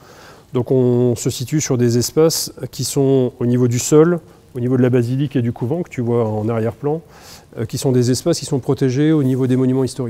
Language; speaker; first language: French; native; French